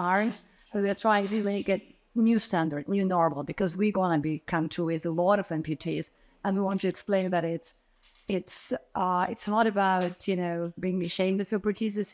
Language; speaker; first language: English; non-native, fluent; Ukrainian